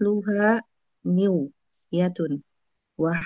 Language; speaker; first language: Arabic; non-native, learner; Indonesian